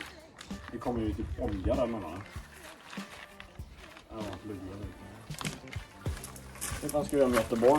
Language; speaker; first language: Swedish; native; Swedish